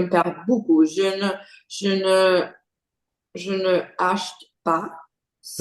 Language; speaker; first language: French; non-native, learner; English